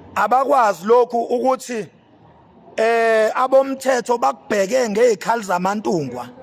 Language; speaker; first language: Zulu; native; Zulu